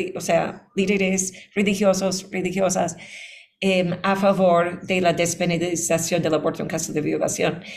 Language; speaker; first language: Spanish; non-native, fluent; English